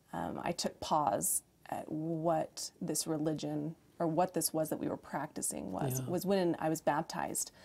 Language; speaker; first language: English; native; English